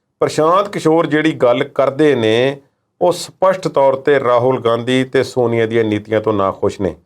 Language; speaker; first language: Punjabi; native; Punjabi